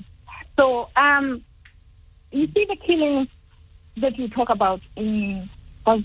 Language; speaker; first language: English; non-native, local second language; Xhosa